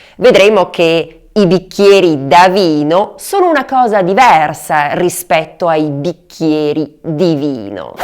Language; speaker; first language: Italian; native; Italian